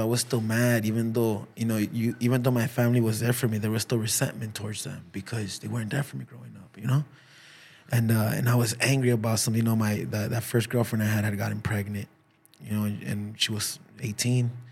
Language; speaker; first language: English; early bilingual, other home language; Spanish